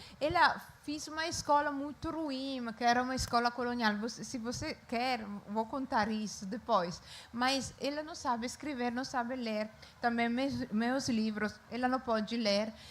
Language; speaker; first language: Portuguese; non-native, fluent; Italian